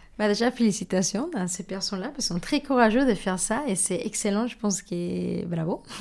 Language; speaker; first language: French; non-native, fluent; Spanish